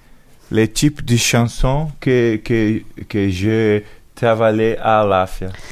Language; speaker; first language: French; non-native, learner; Portuguese